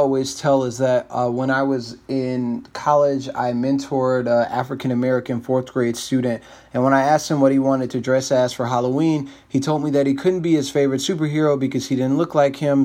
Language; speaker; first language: English; native; English